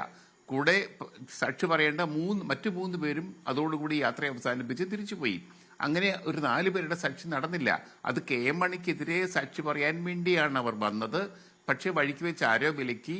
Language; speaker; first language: Malayalam; native; Malayalam